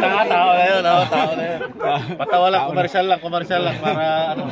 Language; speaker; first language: Filipino; native; Filipino